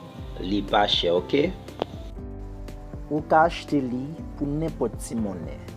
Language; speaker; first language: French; non-native, local second language; Haitian Creole